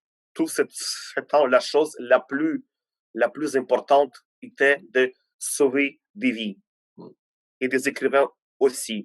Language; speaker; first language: French; non-native, fluent; Ukrainian